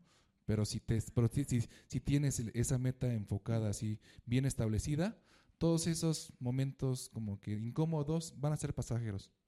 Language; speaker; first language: Spanish; native; Spanish